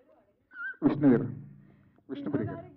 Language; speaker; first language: Telugu; native; Telugu